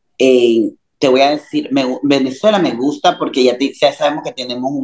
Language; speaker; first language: Spanish; native; Spanish